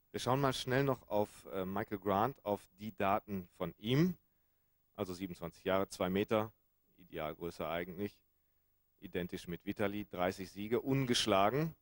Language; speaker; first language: German; native; German